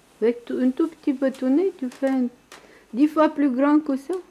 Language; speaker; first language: French; non-native, local second language; Russian